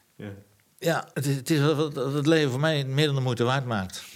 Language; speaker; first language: Dutch; native; Dutch